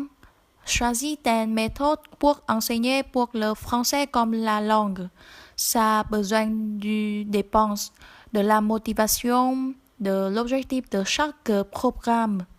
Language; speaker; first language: French; non-native, learner; Vietnamese